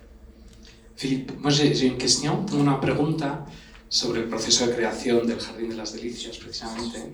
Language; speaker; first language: Spanish; native; Spanish